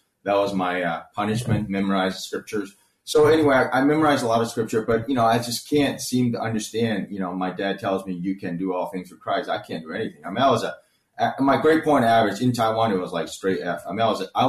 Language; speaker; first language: English; early bilingual, other home language; Chinese